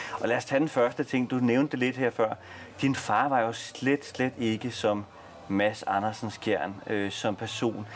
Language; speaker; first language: Danish; native; Danish